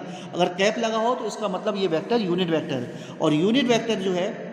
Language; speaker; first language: Hindi; native; Hindi